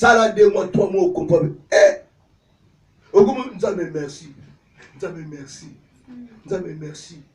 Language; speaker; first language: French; non-native, local second language; Lingala